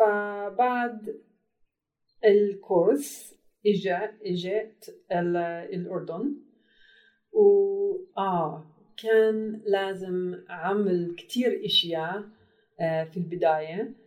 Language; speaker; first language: Arabic; non-native, learner; English